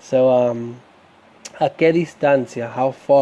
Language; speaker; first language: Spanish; non-native, fluent; English